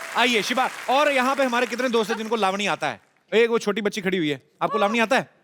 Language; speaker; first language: Hindi; non-native, local second language; Punjabi